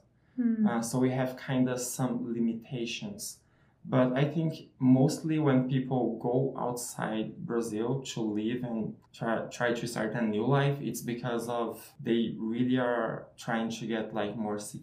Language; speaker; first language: English; non-native, fluent; Portuguese